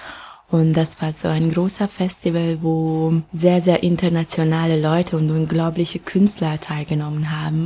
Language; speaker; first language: German; non-native, fluent; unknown